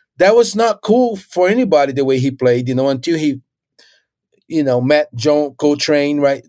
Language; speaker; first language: English; non-native, fluent; Portuguese